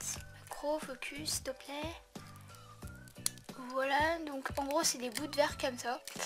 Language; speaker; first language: French; native; French